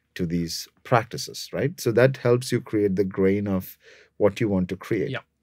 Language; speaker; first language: English; non-native, local second language; Malayalam